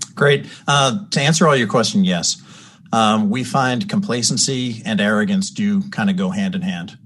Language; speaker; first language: English; native; English